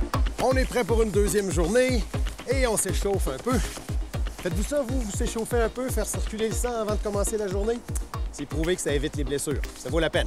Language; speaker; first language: French; native; French